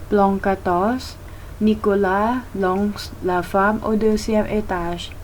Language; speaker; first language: French; non-native, learner; Thai